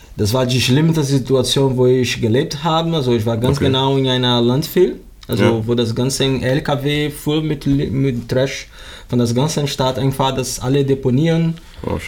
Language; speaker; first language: German; non-native, learner; Portuguese